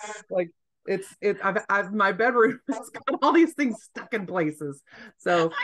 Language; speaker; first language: English; native; English